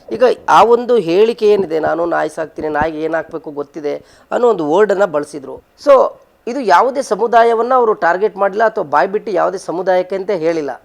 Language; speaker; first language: Kannada; native; Kannada